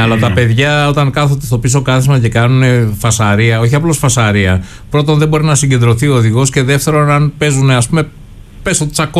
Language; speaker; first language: Greek; native; Greek